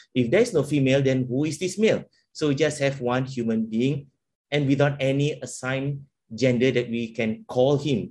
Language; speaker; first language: English; non-native, local second language; Malay